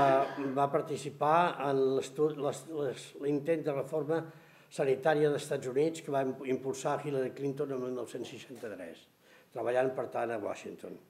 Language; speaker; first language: Catalan; native; Catalan